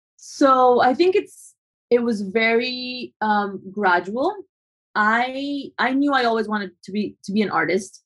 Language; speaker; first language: English; non-native, fluent; Spanish